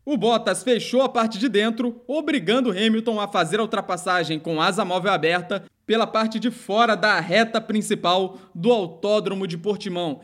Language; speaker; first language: Portuguese; native; Portuguese